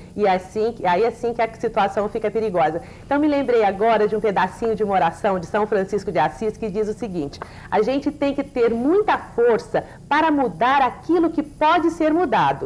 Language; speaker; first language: Portuguese; native; Portuguese